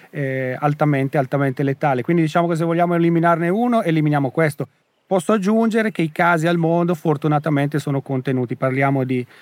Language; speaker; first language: Italian; native; Italian